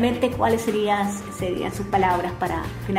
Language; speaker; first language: Spanish; native; Spanish